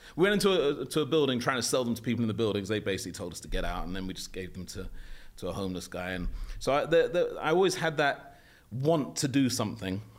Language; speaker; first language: English; native; English